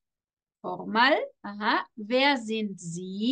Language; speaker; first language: German; non-native, fluent; Spanish